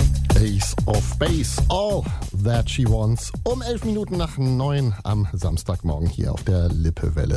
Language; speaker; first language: German; native; German